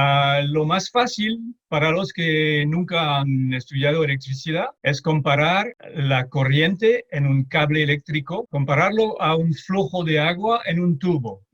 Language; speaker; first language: Spanish; non-native, fluent; French